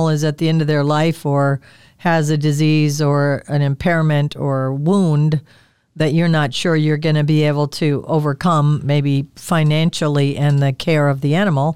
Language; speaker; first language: English; native; English